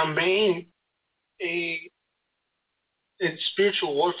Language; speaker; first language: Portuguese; non-native, learner; English